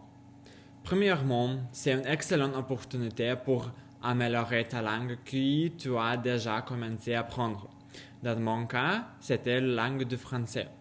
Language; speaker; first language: French; non-native, learner; Lithuanian